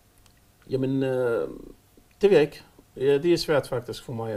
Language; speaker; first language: Danish; non-native, fluent; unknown